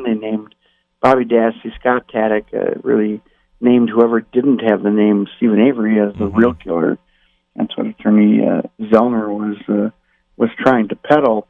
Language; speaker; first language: English; native; English